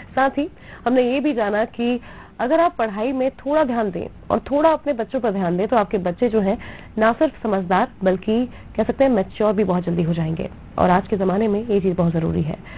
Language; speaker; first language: Hindi; native; Hindi